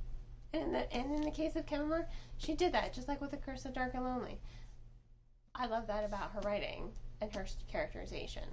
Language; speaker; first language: English; native; English